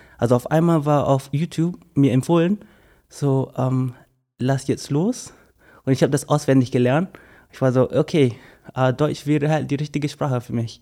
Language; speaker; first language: German; non-native, fluent; English